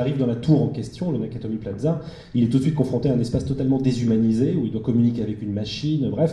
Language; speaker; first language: French; native; French